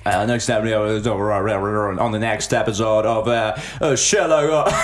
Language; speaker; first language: English; non-native, learner; Russian